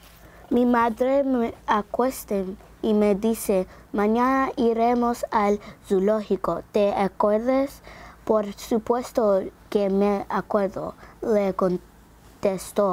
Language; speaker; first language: Spanish; non-native, learner; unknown